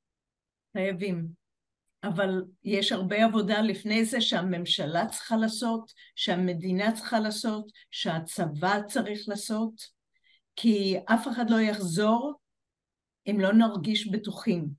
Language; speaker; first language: Hebrew; non-native, fluent; English